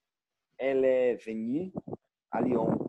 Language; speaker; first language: French; non-native, learner; Portuguese